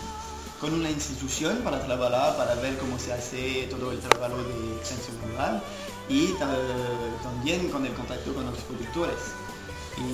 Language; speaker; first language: Spanish; non-native, fluent; French